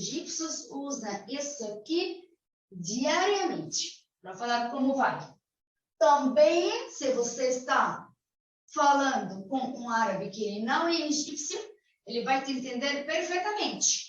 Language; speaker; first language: Portuguese; non-native, fluent; Arabic